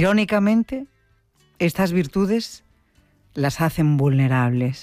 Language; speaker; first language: Spanish; native; Spanish